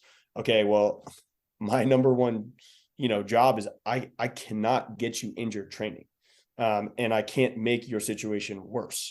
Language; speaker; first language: English; native; English